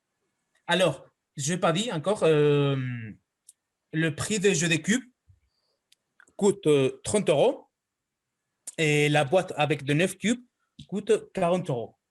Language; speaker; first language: French; non-native, fluent; Spanish